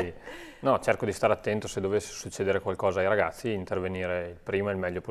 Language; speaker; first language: Italian; native; Italian